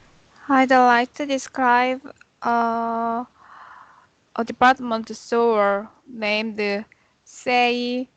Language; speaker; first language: English; non-native, learner; Korean